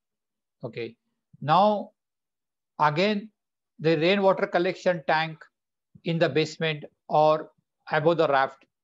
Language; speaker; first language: English; non-native, local second language; Bangla